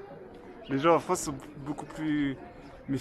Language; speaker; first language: French; native; French